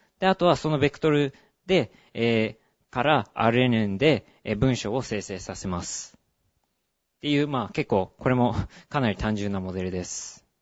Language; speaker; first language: Japanese; early bilingual, heritage; Japanese